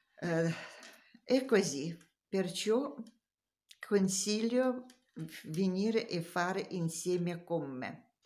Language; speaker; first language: Italian; non-native, learner; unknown